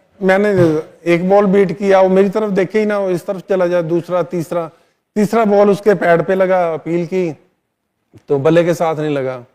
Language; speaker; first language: Urdu; non-native, local second language; Punjabi